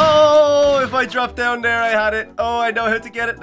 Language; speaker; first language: English; native; English